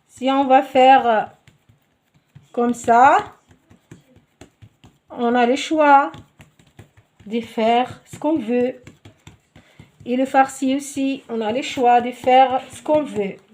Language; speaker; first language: French; non-native, local second language; Arabic